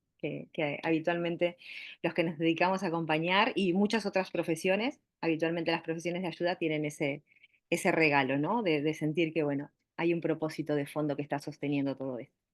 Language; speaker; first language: Spanish; native; Spanish